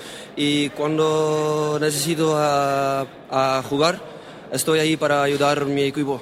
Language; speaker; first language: Spanish; non-native, learner; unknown